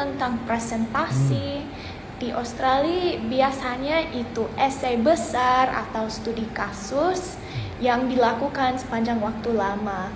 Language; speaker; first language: Indonesian; non-native, fluent; English